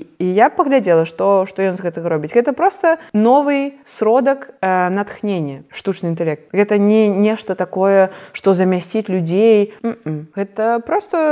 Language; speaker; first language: Belarusian; non-native, local second language; Russian